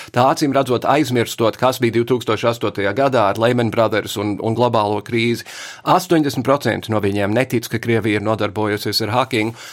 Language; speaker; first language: Latvian; early bilingual, heritage; English